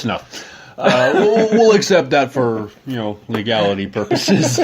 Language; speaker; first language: English; native; English